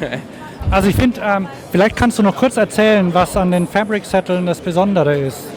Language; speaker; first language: German; native; German